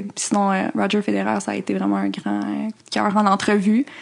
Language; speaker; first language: French; native; French